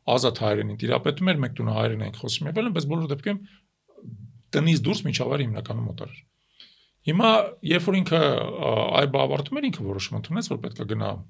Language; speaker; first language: Armenian; native; Armenian